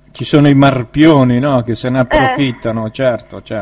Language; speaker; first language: Italian; native; Italian